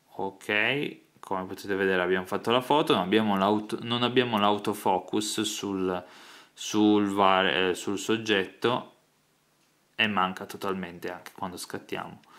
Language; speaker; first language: Italian; native; Italian